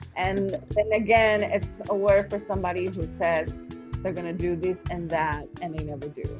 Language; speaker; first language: English; non-native, fluent; Spanish